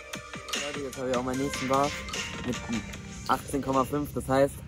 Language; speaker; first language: German; native; German